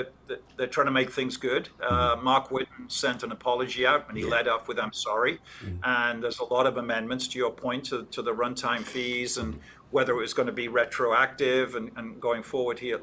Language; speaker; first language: English; native; English